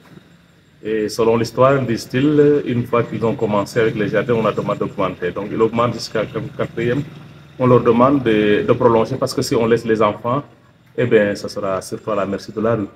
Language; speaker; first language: French; non-native, local second language; Serer